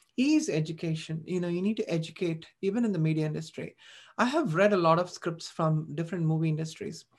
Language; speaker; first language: English; non-native, local second language; Tamil